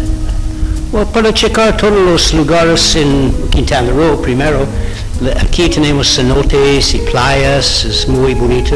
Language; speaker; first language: Spanish; non-native, learner; English